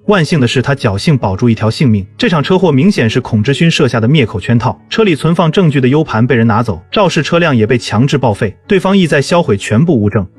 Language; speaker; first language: Chinese; native; Chinese